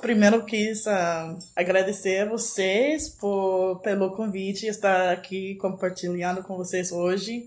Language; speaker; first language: Portuguese; non-native, fluent; English